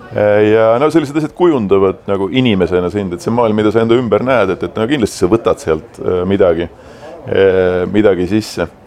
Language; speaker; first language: Estonian; native; Estonian